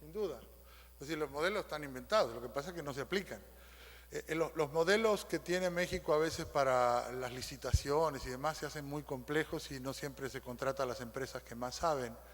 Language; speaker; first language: Spanish; native; Spanish